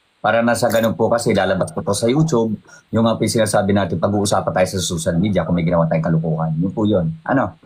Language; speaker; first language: Filipino; native; Filipino